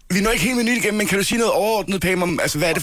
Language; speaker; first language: Danish; native; Danish